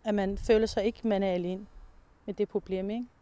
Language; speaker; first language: Danish; non-native, fluent; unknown